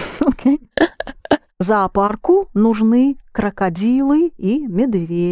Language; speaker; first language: Russian; non-native, fluent; English